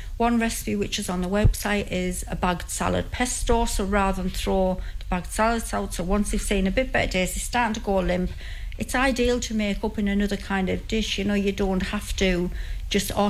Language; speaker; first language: English; native; English